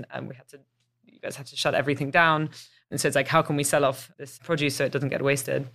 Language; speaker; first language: English; native; English